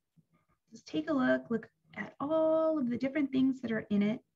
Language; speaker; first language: English; native; English